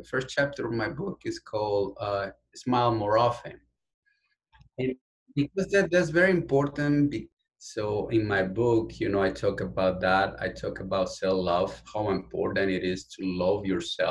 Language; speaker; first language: English; non-native, fluent; Spanish